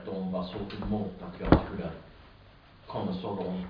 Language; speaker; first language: Swedish; non-native, learner; English